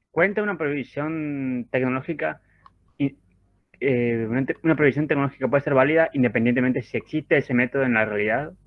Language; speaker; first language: Spanish; native; Spanish